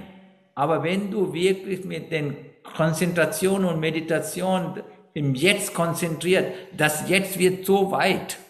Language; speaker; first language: German; non-native, fluent; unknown